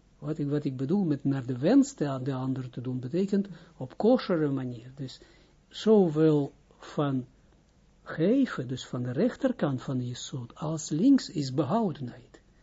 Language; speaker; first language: Dutch; non-native, fluent; Hebrew